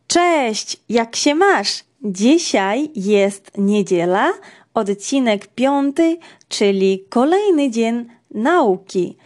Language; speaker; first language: Polish; non-native, fluent; Georgian